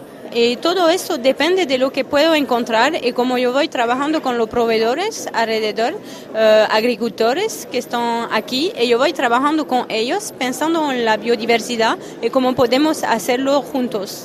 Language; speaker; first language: Spanish; non-native, fluent; French